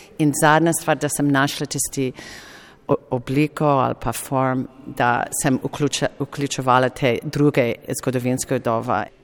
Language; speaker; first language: Slovenian; non-native, fluent; English